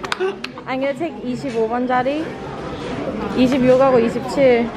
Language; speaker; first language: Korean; early bilingual, heritage; Korean